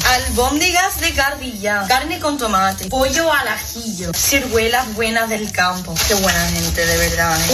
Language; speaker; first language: Spanish; non-native, fluent; English